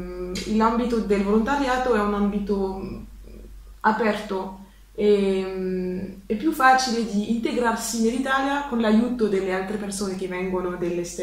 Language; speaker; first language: Italian; non-native, learner; French